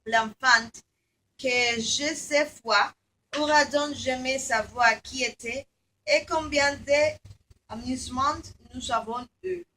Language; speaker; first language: French; non-native, learner; Spanish